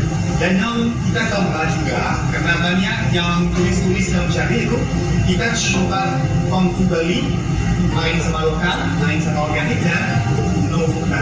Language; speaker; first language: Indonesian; non-native, learner; French